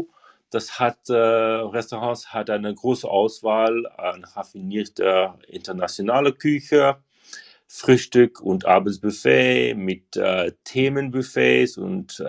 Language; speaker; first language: German; non-native, learner; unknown